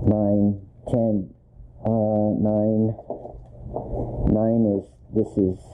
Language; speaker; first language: English; native; English